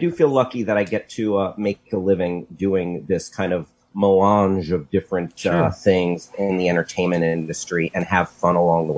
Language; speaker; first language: English; native; English